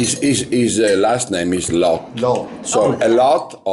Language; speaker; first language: English; non-native, fluent; Italian